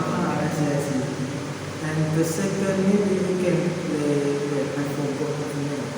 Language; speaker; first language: English; non-native, learner; Indonesian